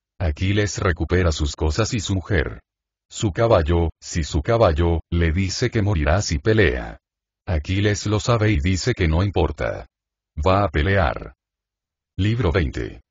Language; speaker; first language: Spanish; native; Spanish